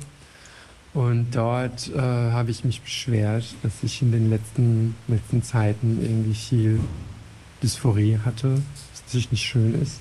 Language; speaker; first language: German; non-native, fluent; French